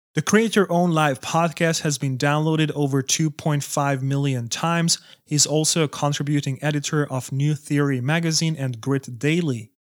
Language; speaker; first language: English; non-native, fluent; Hungarian